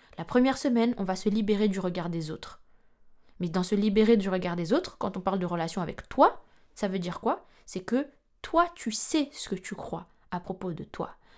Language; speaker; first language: French; non-native, local second language; Malagasy